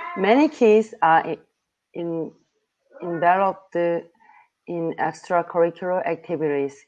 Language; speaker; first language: English; non-native, learner; Korean